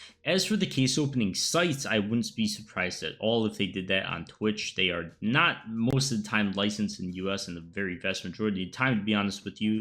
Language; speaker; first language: English; native; English